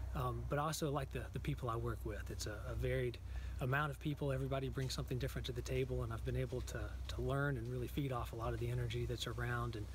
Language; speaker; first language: English; native; English